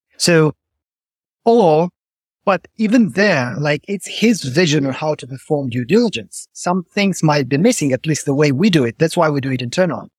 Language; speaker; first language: English; non-native, fluent; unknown